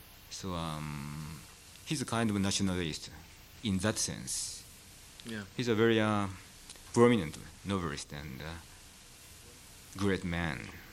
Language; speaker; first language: English; non-native, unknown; Japanese